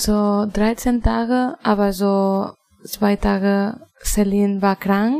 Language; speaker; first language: German; non-native, fluent; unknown